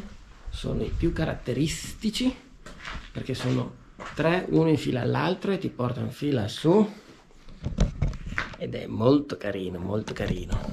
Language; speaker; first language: Italian; native; Italian